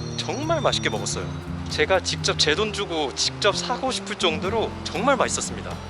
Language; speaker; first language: Korean; native; Korean